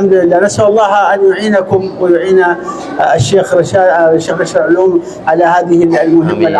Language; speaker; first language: Arabic; native; Arabic